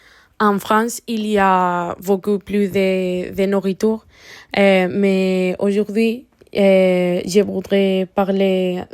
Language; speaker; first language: French; non-native, learner; Spanish